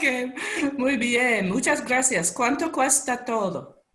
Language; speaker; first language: Spanish; non-native, learner; English